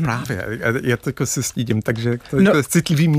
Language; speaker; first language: Czech; non-native, fluent; English